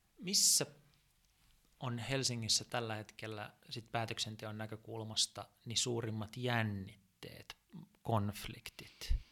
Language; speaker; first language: Finnish; native; Finnish